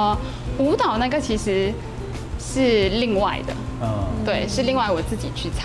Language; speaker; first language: Chinese; non-native, fluent; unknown